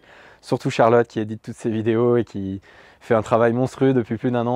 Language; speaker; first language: French; native; French